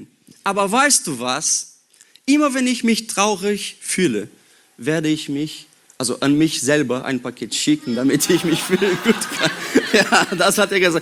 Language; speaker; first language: German; non-native, learner; Portuguese